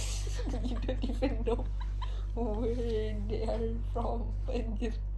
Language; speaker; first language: English; non-native, local second language; Indonesian